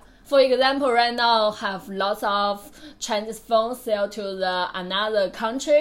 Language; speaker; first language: English; non-native, learner; Chinese